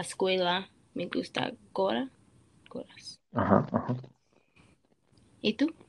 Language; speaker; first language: Spanish; non-native, learner; English